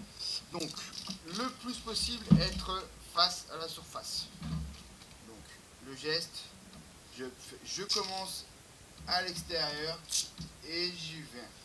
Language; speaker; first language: French; native; French